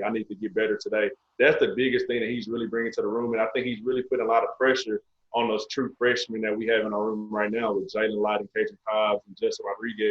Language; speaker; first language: English; native; English